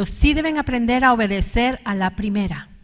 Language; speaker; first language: Spanish; native; Spanish